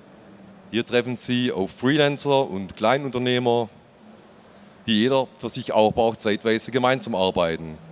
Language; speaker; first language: German; native; German